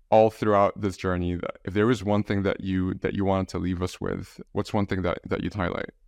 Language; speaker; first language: English; non-native, fluent; Arabic